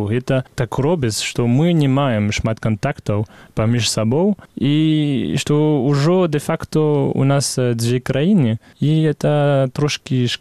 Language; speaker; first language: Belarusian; non-native, fluent; French